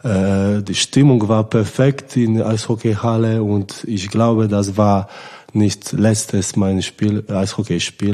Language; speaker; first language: German; non-native, learner; Polish